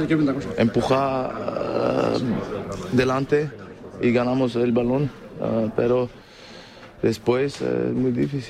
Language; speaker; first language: Spanish; non-native, learner; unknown